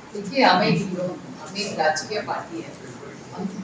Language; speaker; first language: Hindi; non-native, local second language; Marathi